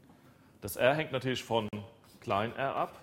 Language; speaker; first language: German; native; German